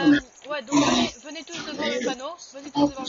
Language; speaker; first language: French; native; French